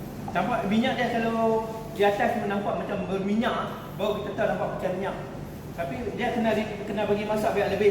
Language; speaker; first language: Malay; native; Malay